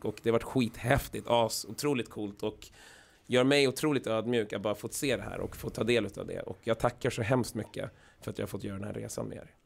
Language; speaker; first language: Swedish; native; Swedish